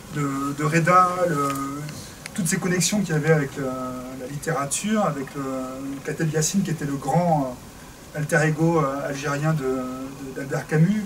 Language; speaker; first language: French; native; French